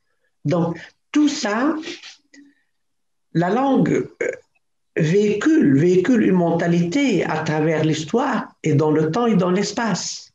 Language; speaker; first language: French; non-native, local second language; Arabic